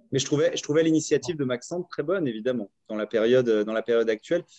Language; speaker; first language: French; native; French